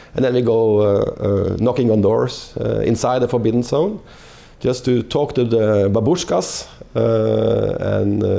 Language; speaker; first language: English; non-native, fluent; Norwegian